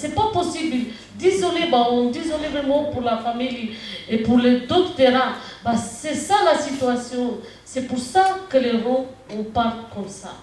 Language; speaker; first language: French; non-native, learner; Romanian